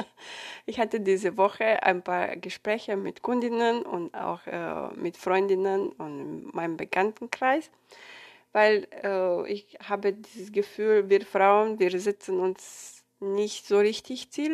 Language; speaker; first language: German; non-native, fluent; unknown